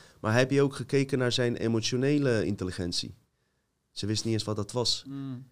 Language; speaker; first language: Dutch; native; Dutch